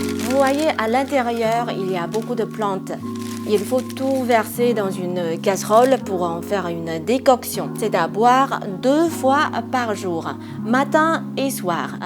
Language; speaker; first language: French; non-native, fluent; Chinese